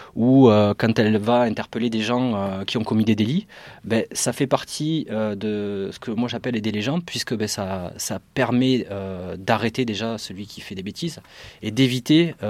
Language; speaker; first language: French; native; French